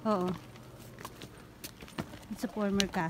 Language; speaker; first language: English; non-native, learner; Filipino